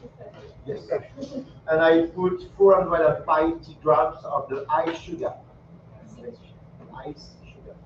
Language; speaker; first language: English; non-native, learner; French